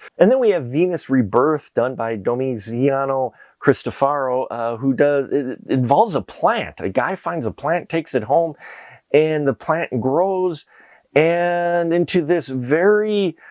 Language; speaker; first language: English; native; English